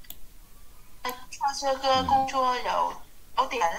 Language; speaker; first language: Chinese; non-native, learner; Vietnamese